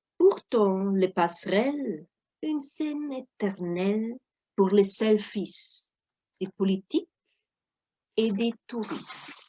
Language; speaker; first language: French; non-native, fluent; German